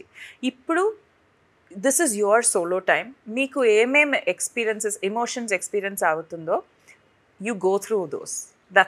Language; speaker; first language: Telugu; non-native, fluent; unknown